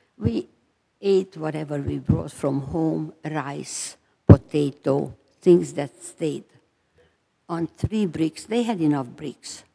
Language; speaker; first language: English; non-native, fluent; Hungarian